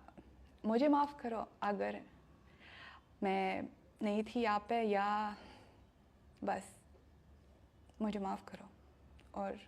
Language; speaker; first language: Hindi; non-native, fluent; Russian